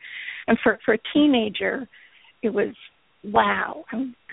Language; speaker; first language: English; native; English